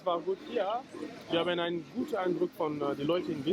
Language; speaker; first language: German; non-native, learner; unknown